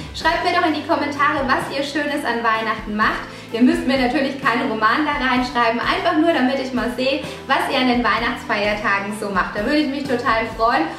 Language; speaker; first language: German; early bilingual, other home language; Italian